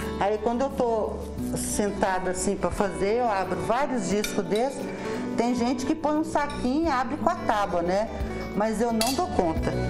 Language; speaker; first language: Portuguese; early bilingual, other home language; Arabic